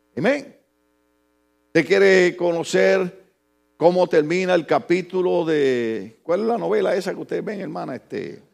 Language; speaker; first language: Spanish; native; Spanish